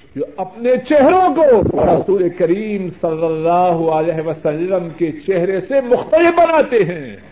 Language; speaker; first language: Urdu; non-native, local second language; Punjabi